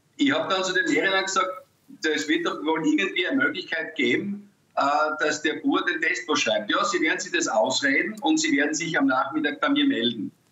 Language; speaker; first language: German; native; German